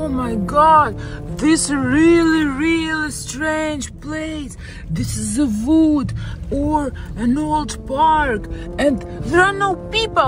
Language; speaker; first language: English; non-native, learner; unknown